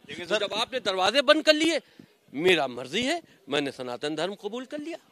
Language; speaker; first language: Hindi; native; Hindi